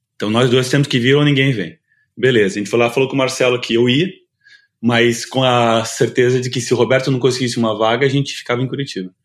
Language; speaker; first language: Portuguese; native; Portuguese